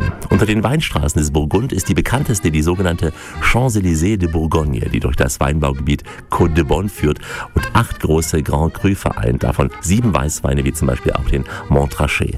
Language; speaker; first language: German; native; German